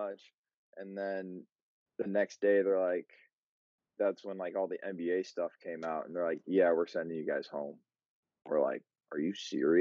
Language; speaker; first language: English; native; English